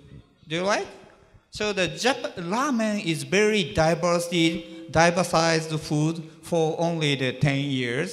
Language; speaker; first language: English; non-native, learner; Japanese